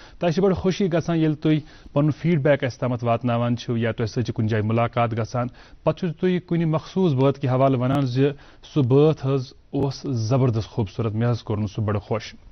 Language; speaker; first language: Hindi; non-native, local second language; Kashmiri